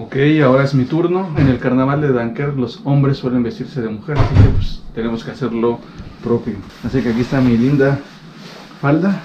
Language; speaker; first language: Spanish; native; Spanish